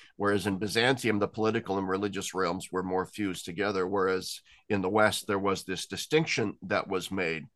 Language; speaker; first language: English; native; English